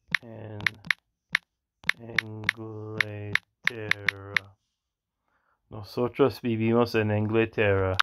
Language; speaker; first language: Spanish; non-native, learner; English